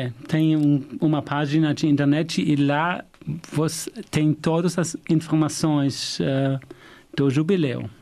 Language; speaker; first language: Portuguese; non-native, fluent; German